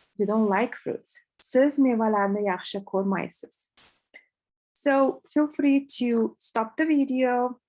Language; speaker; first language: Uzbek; native; Uzbek